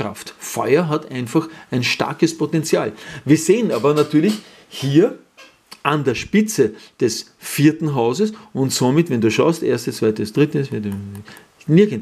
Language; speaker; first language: German; native; German